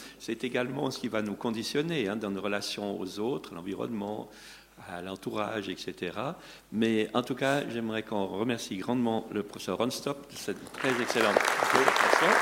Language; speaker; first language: French; native; French